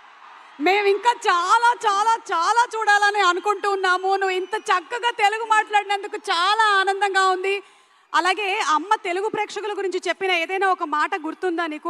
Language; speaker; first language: Telugu; native; Telugu